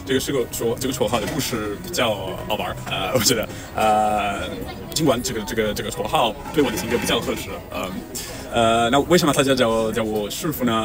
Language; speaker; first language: Chinese; non-native, fluent; Italian